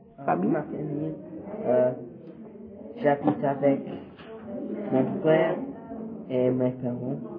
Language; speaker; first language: French; non-native, learner; English